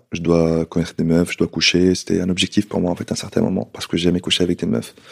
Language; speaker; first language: French; non-native, local second language; Arabic